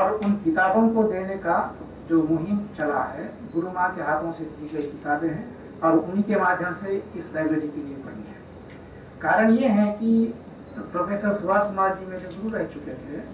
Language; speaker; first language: Hindi; native; Hindi